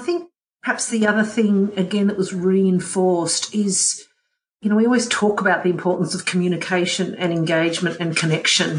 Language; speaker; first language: English; native; English